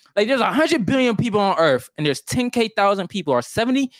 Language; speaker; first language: English; native; English